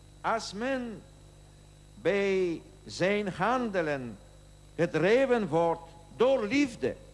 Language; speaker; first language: Dutch; non-native, learner; Polish